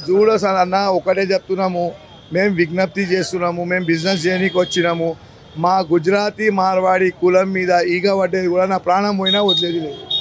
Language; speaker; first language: Telugu; non-native, local second language; Gujarati